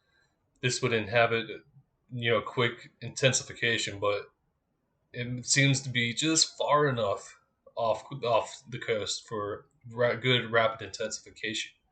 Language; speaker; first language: English; native; English